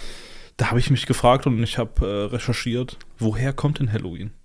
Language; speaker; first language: German; native; German